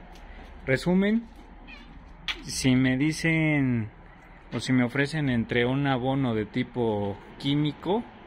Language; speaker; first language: Spanish; native; Spanish